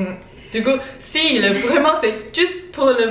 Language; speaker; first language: French; non-native, learner; Chinese